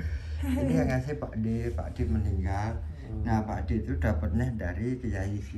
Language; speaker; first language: Indonesian; non-native, local second language; Javanese